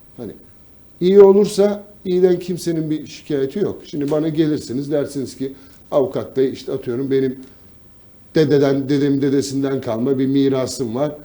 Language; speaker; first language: Turkish; native; Turkish